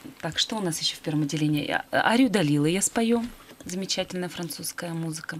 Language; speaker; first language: Russian; native; Russian